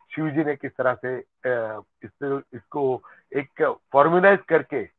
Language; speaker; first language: Hindi; non-native, local second language; Gujarati